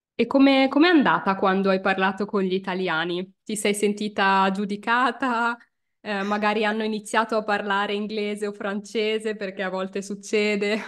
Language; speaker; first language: Italian; native; Italian